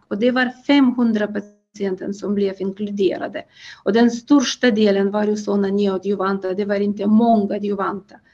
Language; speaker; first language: Swedish; non-native, fluent; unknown